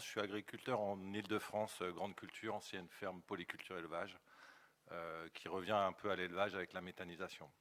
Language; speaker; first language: French; native; French